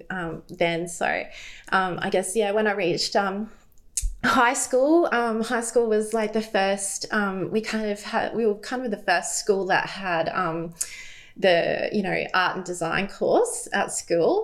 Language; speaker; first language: English; native; English